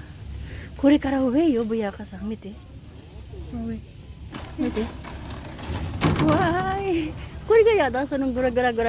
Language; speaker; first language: Japanese; non-native, learner; Filipino